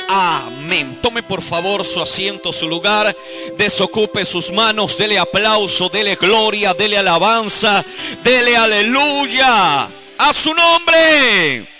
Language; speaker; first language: Spanish; native; Spanish